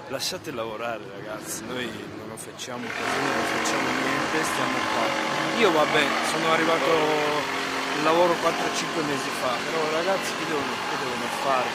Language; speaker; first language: Italian; non-native, learner; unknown